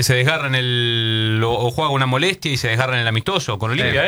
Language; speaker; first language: Spanish; native; Spanish